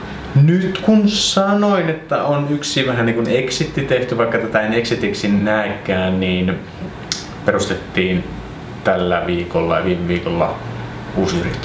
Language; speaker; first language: Finnish; native; Finnish